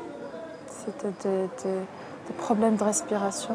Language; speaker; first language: French; non-native, local second language; Arabic